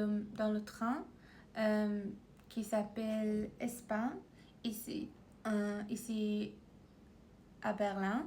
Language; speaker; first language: French; non-native, learner; Persian